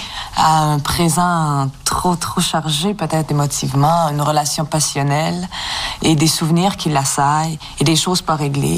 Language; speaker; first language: French; native; French